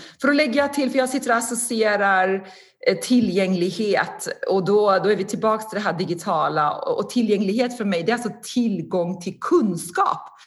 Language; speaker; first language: Swedish; non-native, fluent; Persian